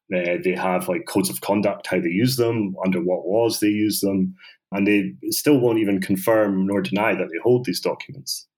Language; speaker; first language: English; native; English